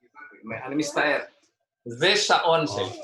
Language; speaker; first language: Hebrew; non-native, fluent; Indonesian